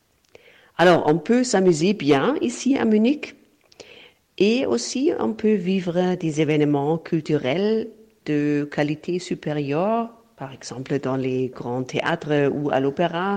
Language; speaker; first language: French; non-native, fluent; German